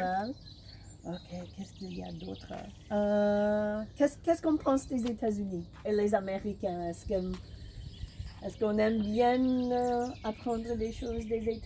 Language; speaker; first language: French; non-native, fluent; English